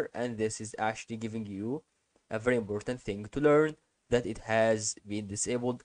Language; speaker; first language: English; non-native, learner; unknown